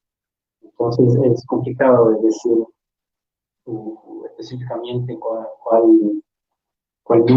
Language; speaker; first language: Spanish; non-native, learner; Portuguese